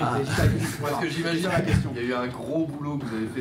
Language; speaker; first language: French; native; French